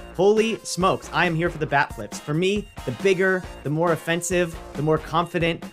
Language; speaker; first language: English; native; English